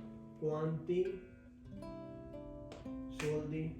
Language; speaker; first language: Italian; non-native, fluent; Hindi